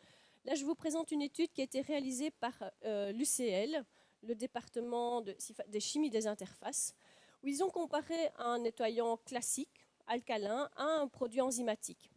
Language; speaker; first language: French; native; French